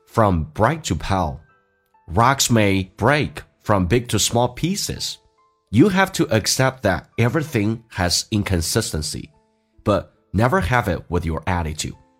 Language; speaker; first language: English; non-native, fluent; Chinese